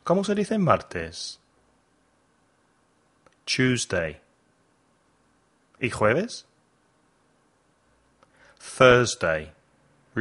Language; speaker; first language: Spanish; non-native, fluent; English